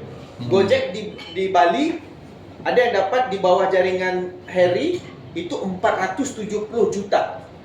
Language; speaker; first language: Indonesian; native; Indonesian